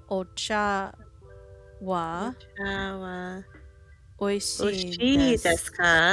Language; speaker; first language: Japanese; non-native, learner; English